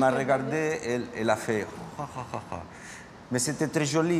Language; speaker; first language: French; non-native, learner; Spanish